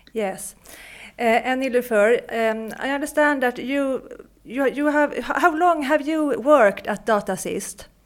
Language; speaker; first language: English; non-native, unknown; Swedish